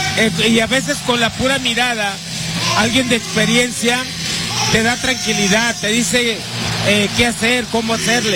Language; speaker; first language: Spanish; native; Spanish